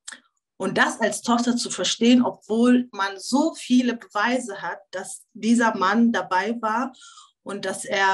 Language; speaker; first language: German; early bilingual, other home language; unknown